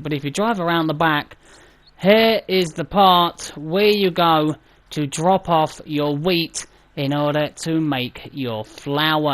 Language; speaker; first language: English; native; English